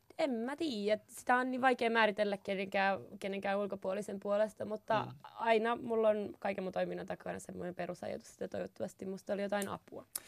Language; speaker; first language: Finnish; native; Finnish